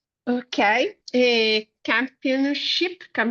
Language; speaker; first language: English; non-native, learner; Italian